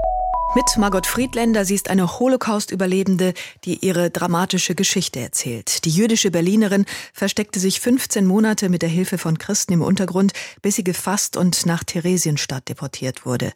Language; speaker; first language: German; native; German